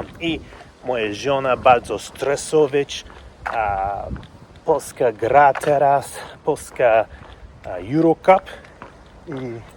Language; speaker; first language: Polish; non-native, learner; English